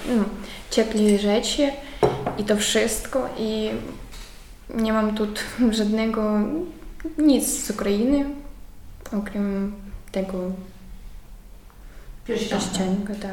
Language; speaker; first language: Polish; non-native, learner; Ukrainian